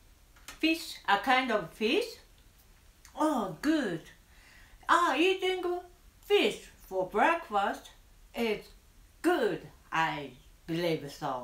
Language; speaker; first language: English; non-native, learner; Japanese